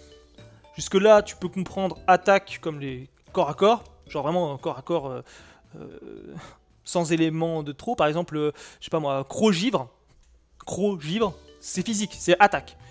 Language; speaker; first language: French; native; French